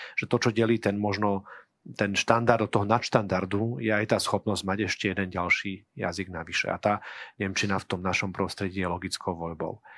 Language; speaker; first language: Slovak; native; Slovak